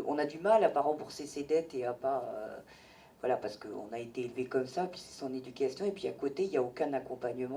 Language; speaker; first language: French; native; French